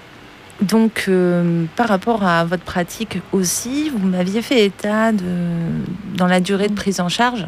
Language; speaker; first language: French; native; French